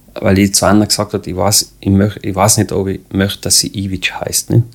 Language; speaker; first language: German; early bilingual, other home language; Croatian